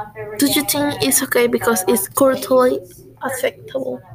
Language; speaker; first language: English; non-native, learner; Spanish